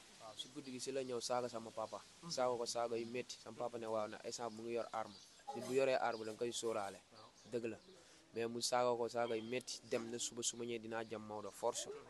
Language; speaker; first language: Wolof; native; Wolof